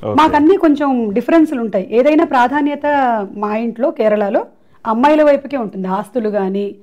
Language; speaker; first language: Telugu; non-native, local second language; Malayalam